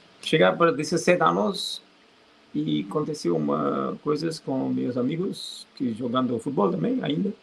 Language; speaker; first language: Portuguese; non-native, fluent; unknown